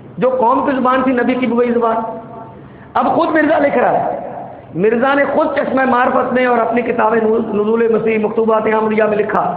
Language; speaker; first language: Urdu; non-native, local second language; Punjabi